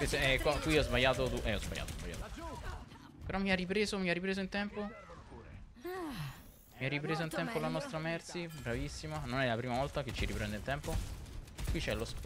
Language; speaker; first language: Italian; native; Italian